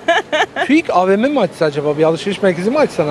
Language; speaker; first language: Turkish; native; Turkish